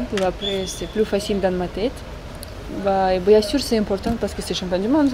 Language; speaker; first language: French; non-native, learner; Russian